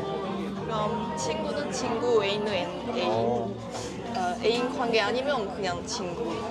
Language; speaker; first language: Korean; non-native, learner; Japanese